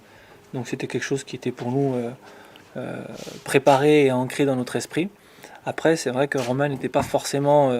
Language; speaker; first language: French; native; French